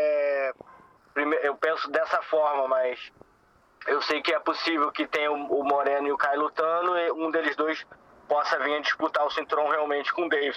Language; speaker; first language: Portuguese; native; Portuguese